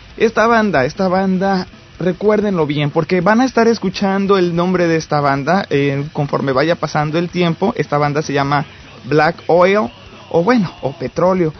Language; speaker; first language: Spanish; native; Spanish